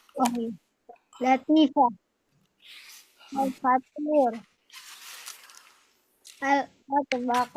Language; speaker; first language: Arabic; non-native, learner; Indonesian